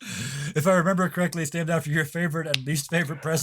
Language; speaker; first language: English; native; English